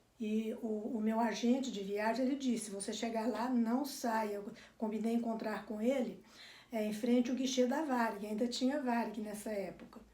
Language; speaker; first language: Portuguese; native; Portuguese